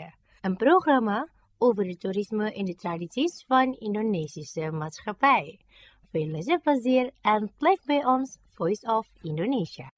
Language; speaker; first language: Dutch; non-native, fluent; Indonesian